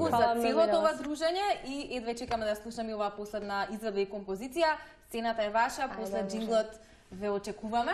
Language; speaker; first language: Macedonian; native; Macedonian